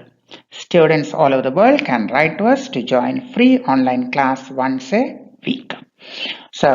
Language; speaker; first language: English; non-native, local second language; Bangla